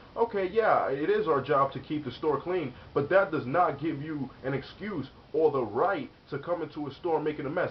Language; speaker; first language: English; native; English